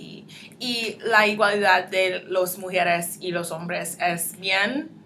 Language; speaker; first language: Spanish; non-native, learner; English